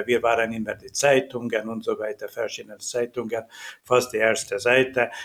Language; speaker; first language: German; non-native, learner; Hungarian